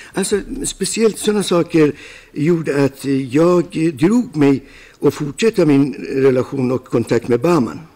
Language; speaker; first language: Swedish; non-native, fluent; Persian